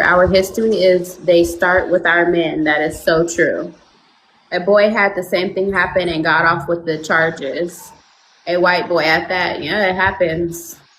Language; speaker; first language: English; native; English